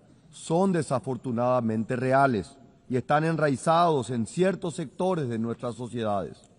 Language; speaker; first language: Spanish; native; Spanish